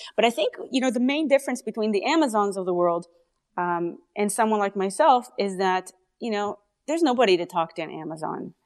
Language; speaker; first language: English; native; English